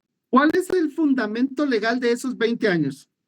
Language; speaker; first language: Spanish; native; Spanish